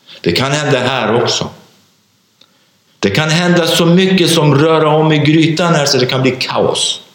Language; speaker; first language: Swedish; non-native, fluent; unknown